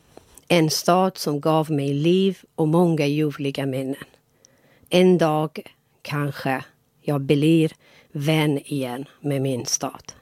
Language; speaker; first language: Swedish; non-native, fluent; Persian